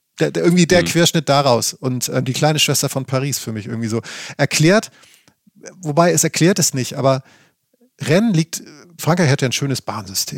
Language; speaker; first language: German; native; German